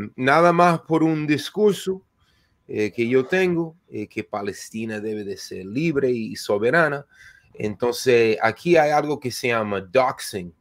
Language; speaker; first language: Spanish; non-native, fluent; English